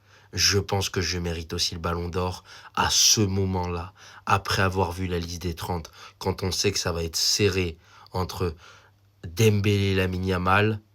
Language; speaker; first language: French; native; French